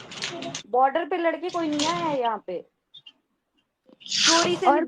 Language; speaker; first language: Hindi; native; Hindi